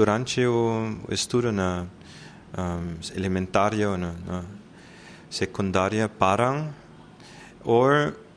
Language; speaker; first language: Portuguese; non-native, fluent; German